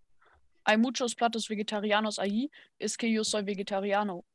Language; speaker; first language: Spanish; non-native, learner; German